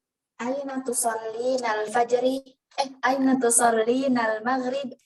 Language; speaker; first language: Arabic; non-native, learner; Indonesian